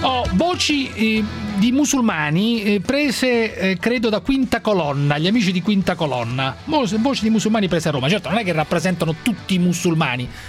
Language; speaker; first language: Italian; native; Italian